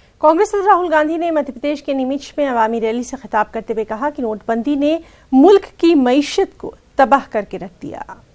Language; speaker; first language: Urdu; native; Urdu